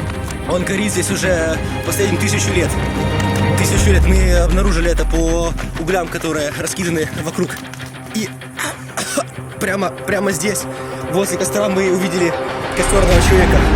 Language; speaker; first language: Russian; native; Russian